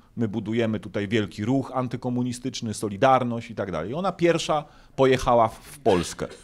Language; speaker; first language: Polish; native; Polish